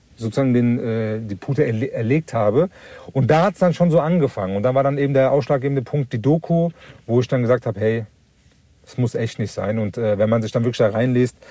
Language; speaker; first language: German; early bilingual, other home language; Turkish